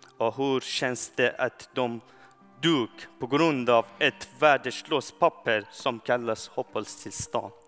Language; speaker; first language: Swedish; non-native, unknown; Persian